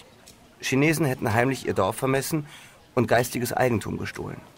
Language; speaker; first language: German; native; German